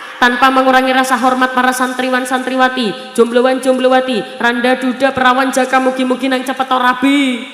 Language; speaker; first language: Indonesian; non-native, local second language; Javanese